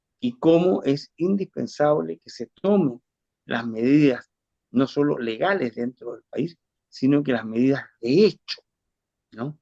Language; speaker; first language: Spanish; native; Spanish